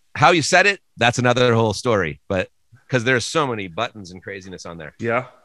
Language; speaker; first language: English; native; English